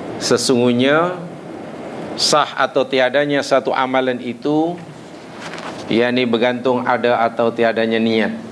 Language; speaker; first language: Malay; native; Malay